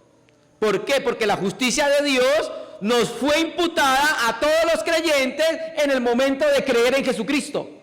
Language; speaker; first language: Spanish; native; Spanish